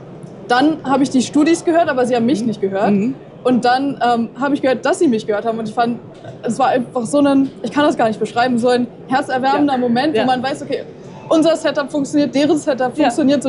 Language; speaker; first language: German; native; German